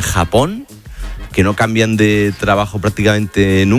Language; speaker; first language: Spanish; native; Spanish